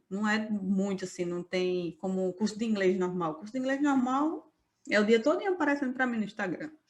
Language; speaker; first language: Portuguese; native; Portuguese